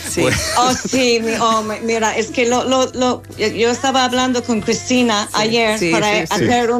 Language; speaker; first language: Spanish; non-native, learner; English